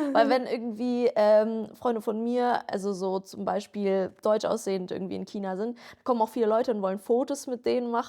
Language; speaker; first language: German; native; German